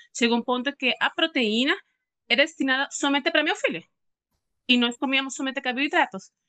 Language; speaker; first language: Portuguese; non-native, fluent; Spanish